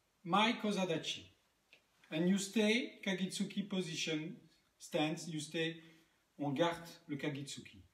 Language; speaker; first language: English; non-native, learner; French